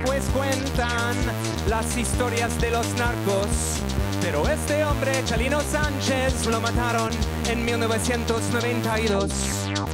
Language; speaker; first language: Spanish; non-native, fluent; English